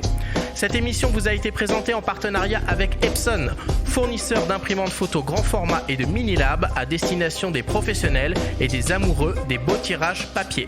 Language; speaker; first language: French; native; French